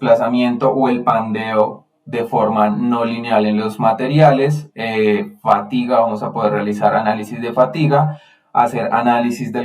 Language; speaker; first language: Spanish; native; Spanish